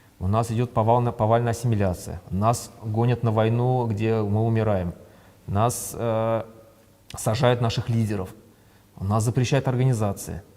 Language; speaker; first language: Russian; non-native, local second language; Bashkir